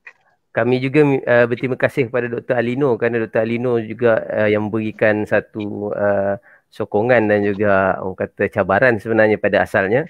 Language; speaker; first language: Malay; native; Malay